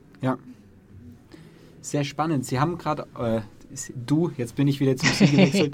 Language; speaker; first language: German; native; German